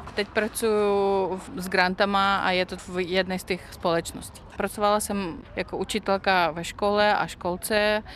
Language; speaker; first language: Czech; non-native, fluent; Russian